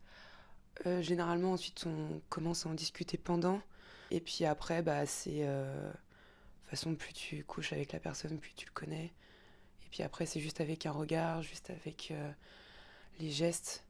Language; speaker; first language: French; native; French